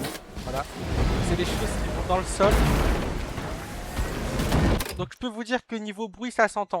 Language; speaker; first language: French; native; French